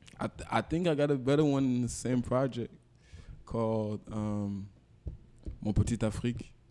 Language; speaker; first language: English; non-native, local second language; French